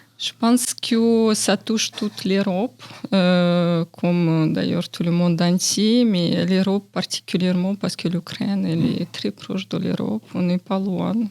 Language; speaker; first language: French; non-native, fluent; Ukrainian